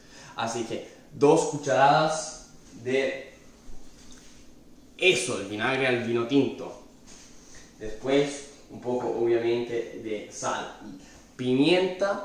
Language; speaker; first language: Spanish; non-native, fluent; Italian